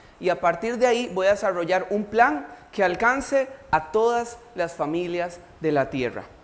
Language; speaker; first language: Spanish; native; Spanish